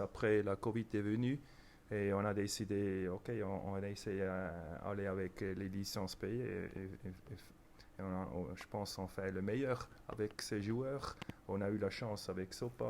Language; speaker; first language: French; non-native, local second language; German